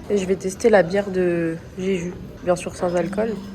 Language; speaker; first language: French; native; French